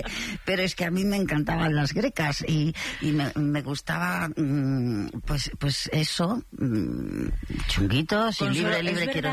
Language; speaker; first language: Spanish; native; Spanish